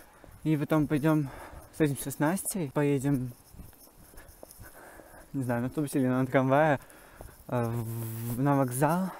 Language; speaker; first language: Russian; native; Russian